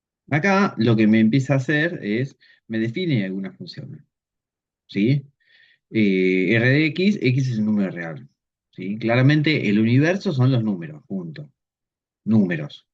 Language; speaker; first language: Spanish; native; Spanish